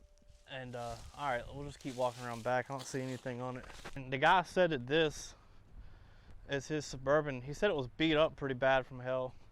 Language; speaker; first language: English; native; English